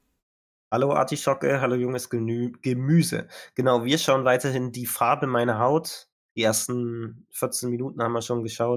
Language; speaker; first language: German; native; German